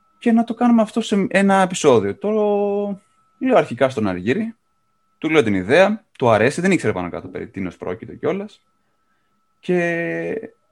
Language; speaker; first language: Greek; native; Greek